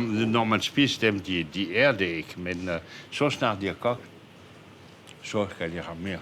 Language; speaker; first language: Danish; non-native, fluent; French